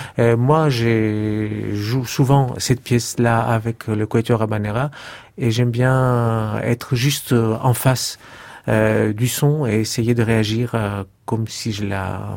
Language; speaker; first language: French; non-native, fluent; Greek